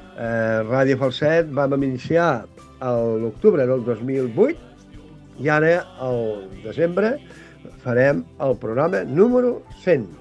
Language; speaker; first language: Catalan; native; Catalan